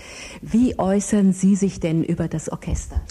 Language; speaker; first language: German; native; German